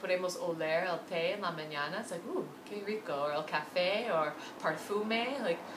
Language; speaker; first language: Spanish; non-native, fluent; English